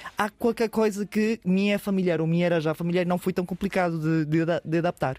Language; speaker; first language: Portuguese; non-native, fluent; Spanish